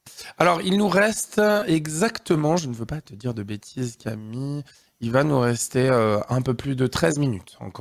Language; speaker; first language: French; native; French